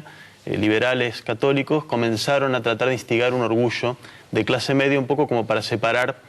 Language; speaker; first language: Spanish; native; Spanish